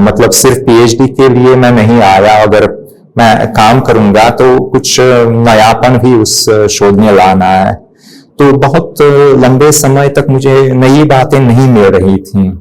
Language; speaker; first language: Hindi; non-native, fluent; Hungarian